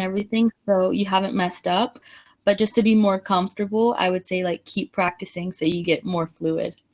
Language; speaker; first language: English; non-native, fluent; Spanish